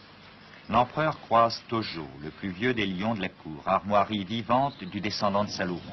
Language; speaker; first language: French; native; French